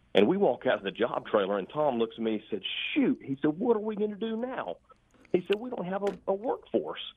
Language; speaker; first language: English; native; English